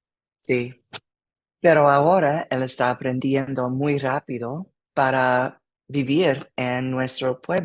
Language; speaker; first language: Spanish; non-native, learner; English